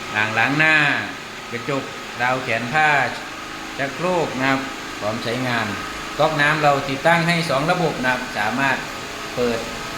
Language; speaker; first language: Thai; native; Thai